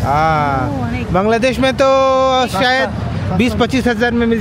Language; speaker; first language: Hindi; non-native, learner; Bangla